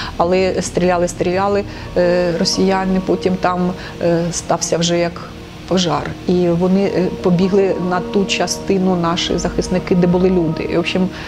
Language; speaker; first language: Ukrainian; non-native, local second language; Russian